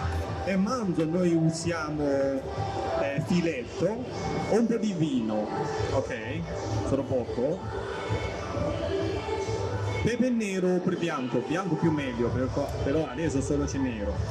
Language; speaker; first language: Italian; non-native, learner; Chinese